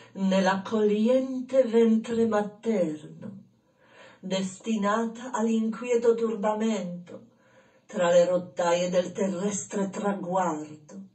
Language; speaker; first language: Italian; non-native, fluent; Polish